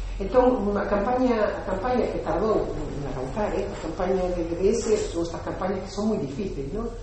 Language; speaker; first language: Galician; non-native, local second language; Spanish